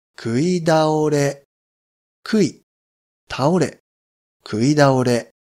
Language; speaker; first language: Japanese; native; Japanese